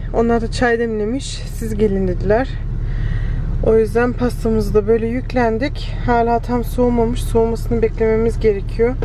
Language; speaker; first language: Turkish; early bilingual, heritage; Turkish